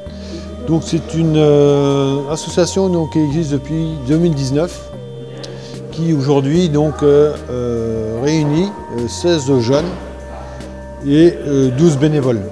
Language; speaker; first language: French; native; French